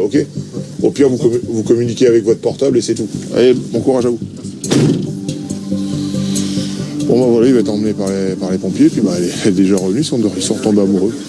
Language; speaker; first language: French; native; French